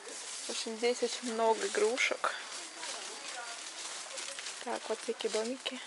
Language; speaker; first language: Russian; native; Russian